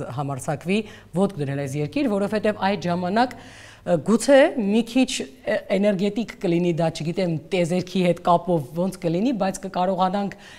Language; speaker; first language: Armenian; native; Armenian